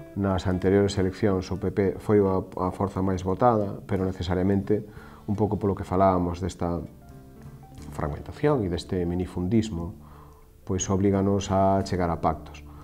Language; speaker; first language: Galician; native; Galician